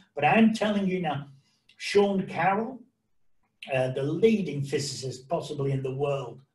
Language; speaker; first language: English; native; English